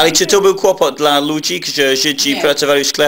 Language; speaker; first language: Polish; non-native, learner; English